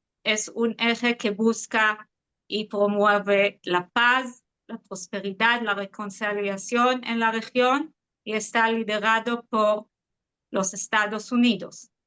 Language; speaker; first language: Spanish; non-native, fluent; Hebrew